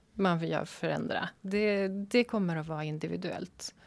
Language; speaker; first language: Swedish; native; Swedish